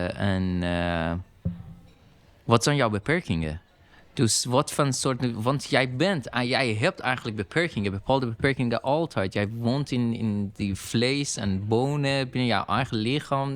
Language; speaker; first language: Dutch; non-native, learner; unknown